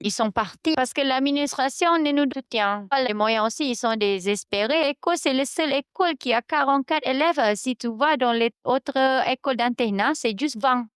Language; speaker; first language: French; non-native, fluent; Malay